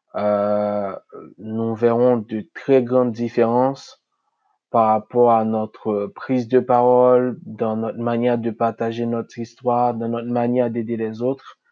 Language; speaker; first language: French; non-native, local second language; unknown